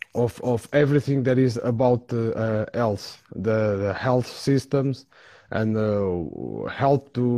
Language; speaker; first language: English; non-native, fluent; Portuguese